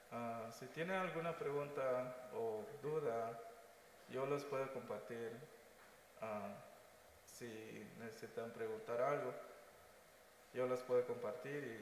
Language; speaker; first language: Spanish; non-native, local second language; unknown